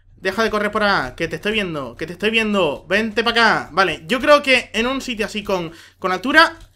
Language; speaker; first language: Spanish; native; Spanish